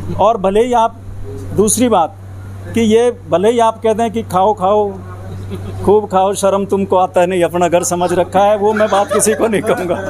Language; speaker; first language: Hindi; native; Hindi